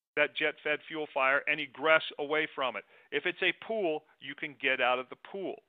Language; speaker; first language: English; native; English